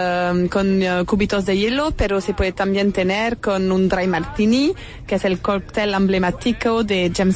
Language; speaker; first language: Spanish; non-native, fluent; French